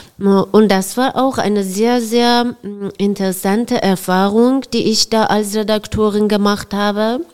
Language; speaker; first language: German; non-native, fluent; Persian